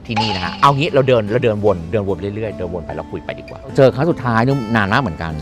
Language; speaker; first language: Thai; native; Thai